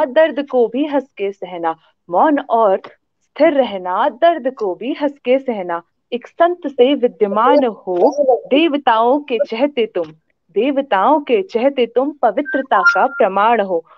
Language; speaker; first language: Hindi; native; Hindi